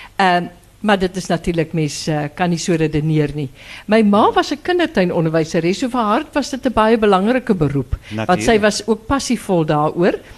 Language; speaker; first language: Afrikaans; native; Afrikaans